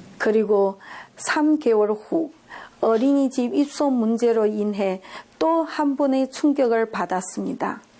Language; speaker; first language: Korean; non-native, fluent; Chinese